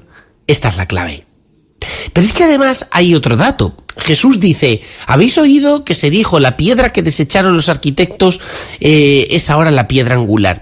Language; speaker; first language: Spanish; native; Spanish